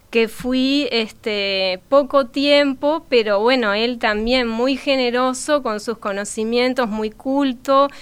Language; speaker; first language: Spanish; native; Spanish